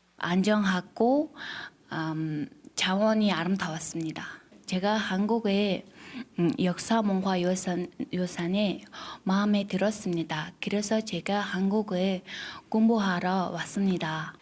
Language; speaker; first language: Korean; non-native, learner; Mongolian